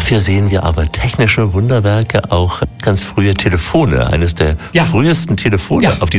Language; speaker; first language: German; native; German